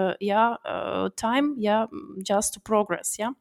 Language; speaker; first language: English; non-native, learner; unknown